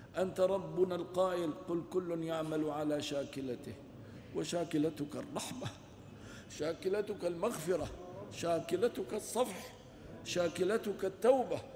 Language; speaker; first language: Arabic; non-native, local second language; Kurdish